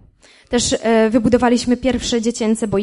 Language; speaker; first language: Polish; native; Polish